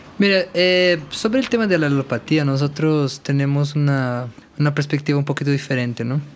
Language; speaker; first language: Spanish; non-native, fluent; Portuguese